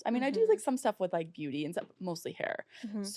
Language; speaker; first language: English; native; English